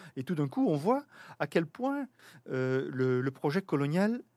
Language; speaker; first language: French; native; French